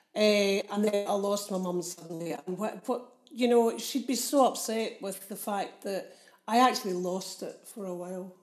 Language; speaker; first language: English; native; English